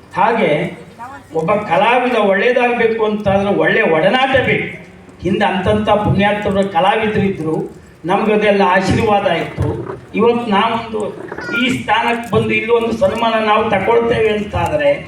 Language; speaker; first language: Kannada; native; Kannada